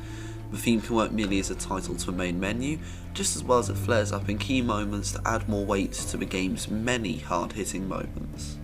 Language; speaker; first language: English; native; English